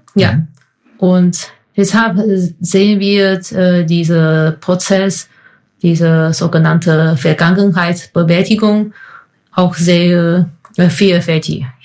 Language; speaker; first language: German; non-native, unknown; Chinese